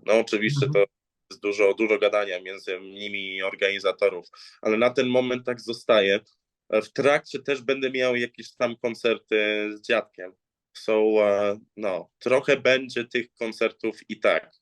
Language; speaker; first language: Polish; early bilingual, heritage; English